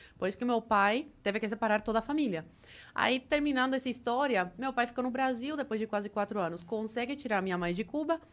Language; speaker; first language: Portuguese; early bilingual, other home language; Spanish